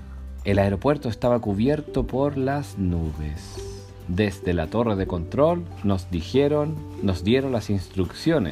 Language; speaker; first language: Spanish; native; Spanish